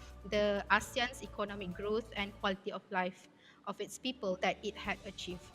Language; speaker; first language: English; non-native, fluent; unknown